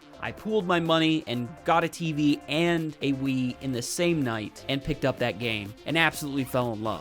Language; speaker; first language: English; native; English